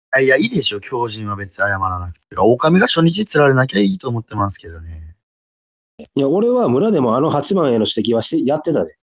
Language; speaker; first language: Japanese; native; Japanese